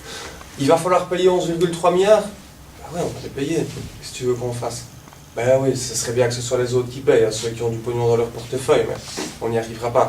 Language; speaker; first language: French; native; French